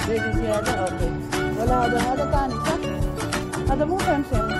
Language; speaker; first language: Arabic; non-native, learner; Filipino